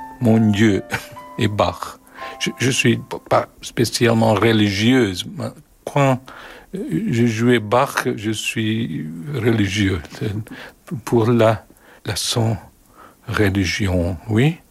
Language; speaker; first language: French; non-native, learner; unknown